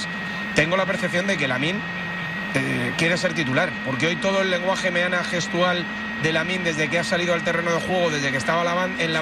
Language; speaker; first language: Spanish; native; Spanish